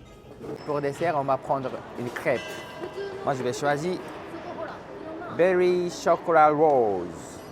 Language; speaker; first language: French; non-native, fluent; Japanese